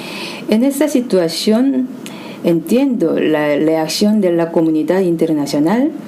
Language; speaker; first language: Spanish; non-native, fluent; Korean